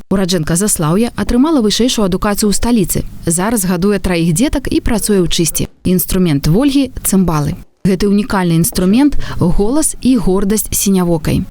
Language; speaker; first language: Belarusian; native; Belarusian